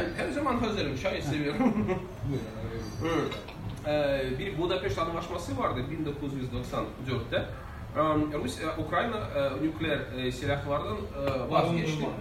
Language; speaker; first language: Turkish; non-native, fluent; Russian